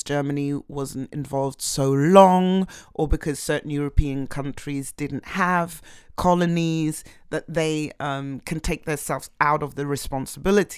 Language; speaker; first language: English; native; English